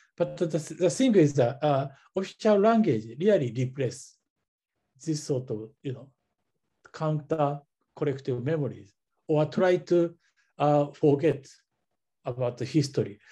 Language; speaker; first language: English; non-native, fluent; Japanese